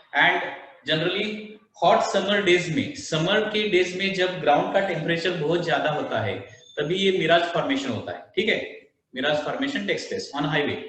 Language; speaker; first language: Hindi; non-native, local second language; Marathi